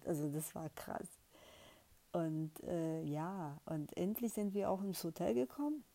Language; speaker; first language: German; non-native, fluent; Portuguese